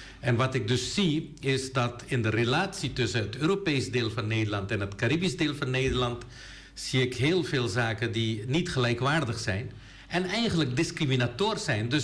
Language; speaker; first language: Dutch; native; Dutch